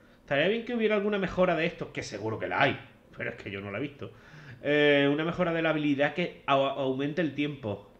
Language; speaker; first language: Spanish; native; Spanish